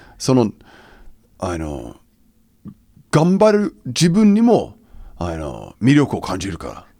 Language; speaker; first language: Japanese; non-native, fluent; English